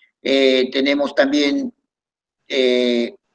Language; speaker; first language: Spanish; native; Spanish